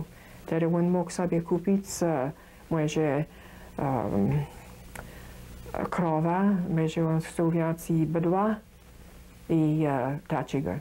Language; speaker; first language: Polish; early bilingual, heritage; Polish